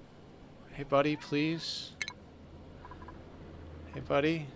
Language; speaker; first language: English; native; English